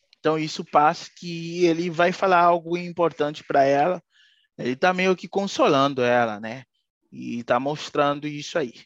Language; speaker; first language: Portuguese; non-native, fluent; Haitian Creole